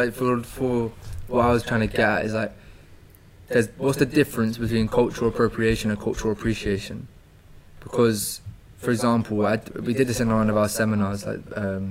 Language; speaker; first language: English; native; English